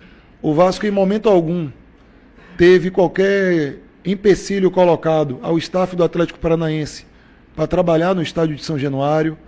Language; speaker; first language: Portuguese; native; Portuguese